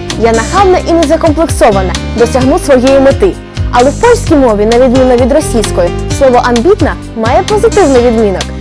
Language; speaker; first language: Ukrainian; native; Ukrainian